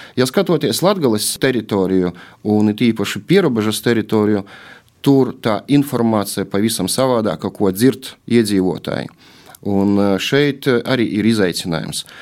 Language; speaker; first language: Latvian; native; Latvian